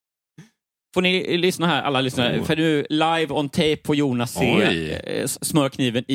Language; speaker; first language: Swedish; native; Swedish